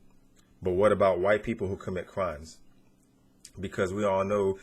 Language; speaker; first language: English; native; English